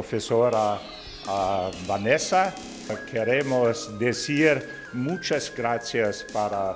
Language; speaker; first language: Spanish; non-native, learner; German